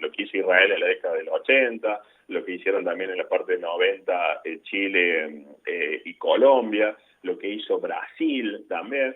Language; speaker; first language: Spanish; native; Spanish